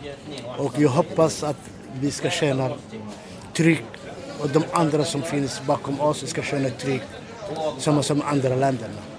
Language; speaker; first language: Swedish; non-native, learner; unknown